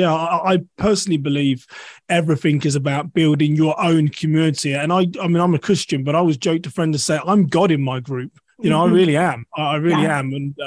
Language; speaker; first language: English; native; English